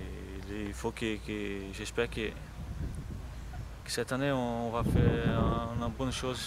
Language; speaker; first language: French; non-native, fluent; Portuguese